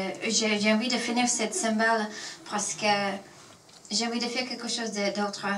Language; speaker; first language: French; non-native, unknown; English